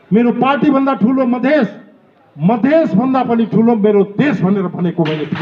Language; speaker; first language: Nepali; non-native, local second language; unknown